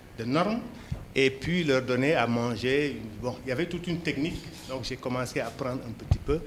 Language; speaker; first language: French; non-native, local second language; Wolof